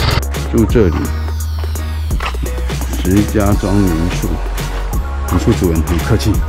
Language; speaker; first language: Chinese; native; Chinese